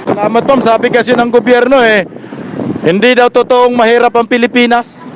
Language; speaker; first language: Filipino; native; Filipino